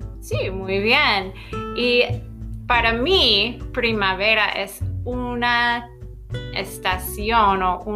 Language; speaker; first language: Spanish; non-native, fluent; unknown